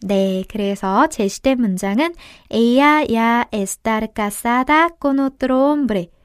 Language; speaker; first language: Spanish; non-native, fluent; Korean